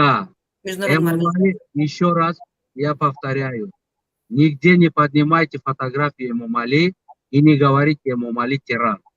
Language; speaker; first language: Russian; non-native, local second language; Tajik